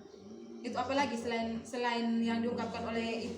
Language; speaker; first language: Indonesian; native; Indonesian